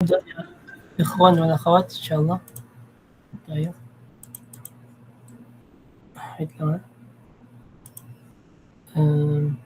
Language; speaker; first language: Arabic; non-native, fluent; Filipino